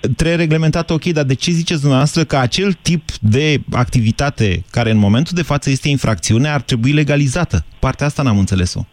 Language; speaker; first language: Romanian; native; Romanian